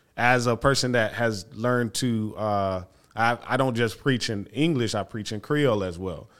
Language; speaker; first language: English; early bilingual, other home language; Haitian Creole